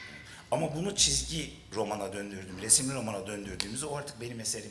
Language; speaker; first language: Turkish; native; Turkish